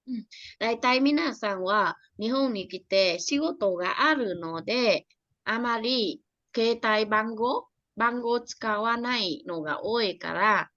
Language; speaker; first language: Japanese; non-native, fluent; Vietnamese